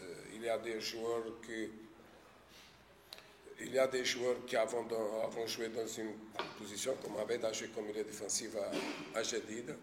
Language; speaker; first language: French; non-native, fluent; Portuguese